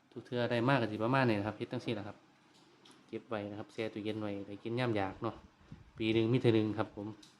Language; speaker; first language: Thai; native; Thai